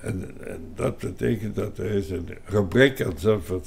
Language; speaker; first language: Dutch; non-native, local second language; French